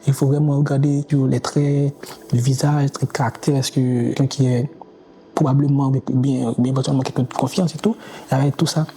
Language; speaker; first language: French; non-native, local second language; Haitian Creole